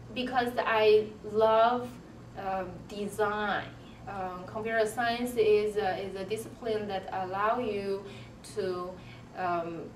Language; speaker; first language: English; non-native, fluent; Chinese